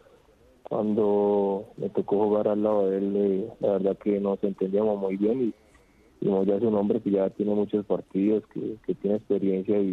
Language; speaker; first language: Spanish; native; Spanish